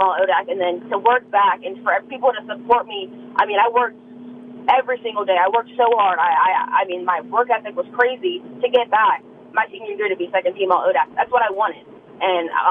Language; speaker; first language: English; native; English